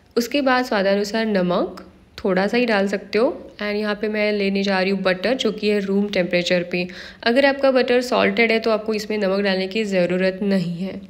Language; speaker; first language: Hindi; non-native, local second language; Marathi